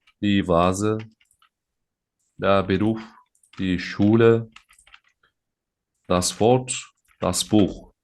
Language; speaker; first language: German; non-native, fluent; Turkish